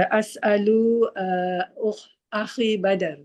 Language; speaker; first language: Arabic; non-native, learner; Malay